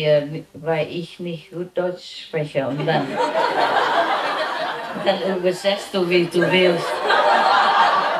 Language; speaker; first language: German; non-native, learner; Vietnamese